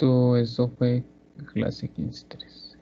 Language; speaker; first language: Spanish; native; Spanish